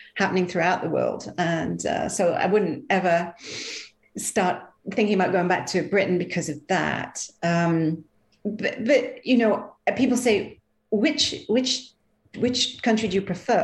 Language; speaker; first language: English; native; English